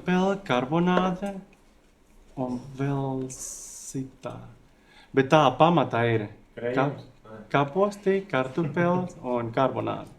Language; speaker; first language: Latvian; non-native, learner; Spanish